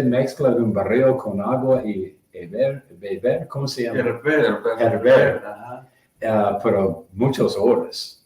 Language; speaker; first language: Spanish; non-native, learner; English